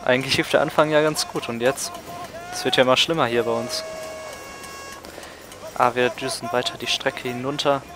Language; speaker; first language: German; native; German